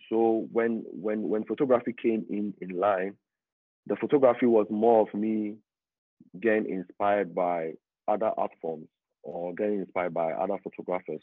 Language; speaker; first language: English; non-native, local second language; Akan